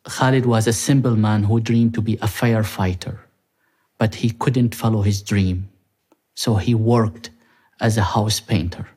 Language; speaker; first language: English; non-native, fluent; Arabic